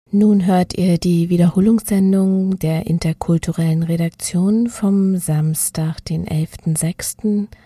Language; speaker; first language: German; native; German